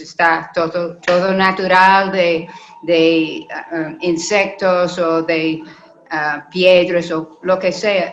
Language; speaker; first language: Spanish; non-native, learner; English